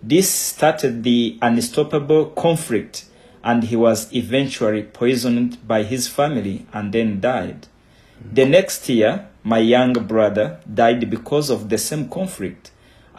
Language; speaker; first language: English; non-native, local second language; Kinyarwanda